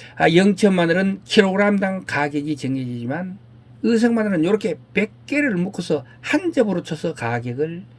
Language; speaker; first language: Korean; native; Korean